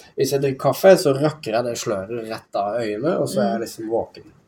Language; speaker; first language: Norwegian; native; Norwegian